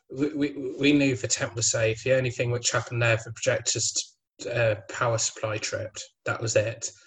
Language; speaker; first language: English; native; English